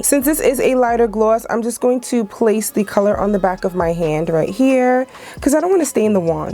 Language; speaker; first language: English; native; English